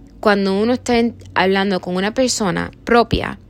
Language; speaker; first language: Spanish; early bilingual, heritage; Spanish